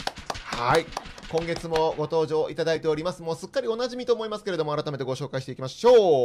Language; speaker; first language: Japanese; native; Japanese